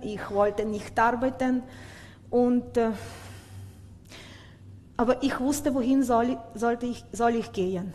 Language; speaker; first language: German; non-native, learner; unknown